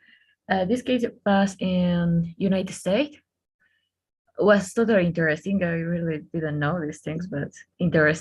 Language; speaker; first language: English; non-native, learner; Spanish